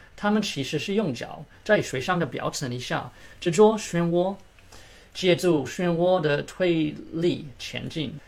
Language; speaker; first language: Chinese; early bilingual, heritage; Chinese